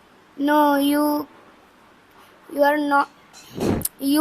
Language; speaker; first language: English; non-native, learner; Hindi